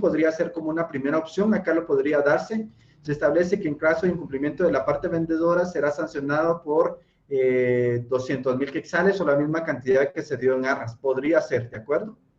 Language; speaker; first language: Spanish; native; Spanish